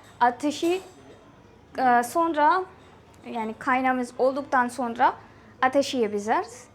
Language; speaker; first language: Turkish; non-native, fluent; Hindi